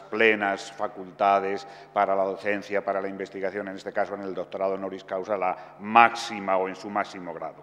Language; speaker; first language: Spanish; native; Spanish